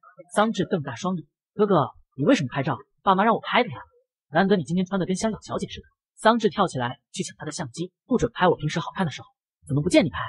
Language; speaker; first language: Chinese; native; Chinese